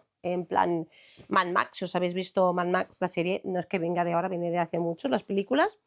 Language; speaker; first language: Spanish; native; Spanish